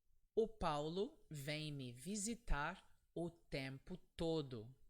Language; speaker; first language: Portuguese; non-native, fluent; English